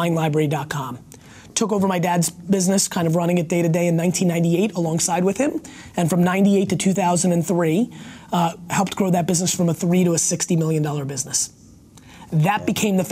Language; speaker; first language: English; early bilingual, other home language; Russian